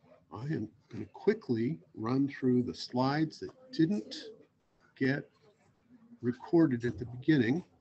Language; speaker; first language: English; native; English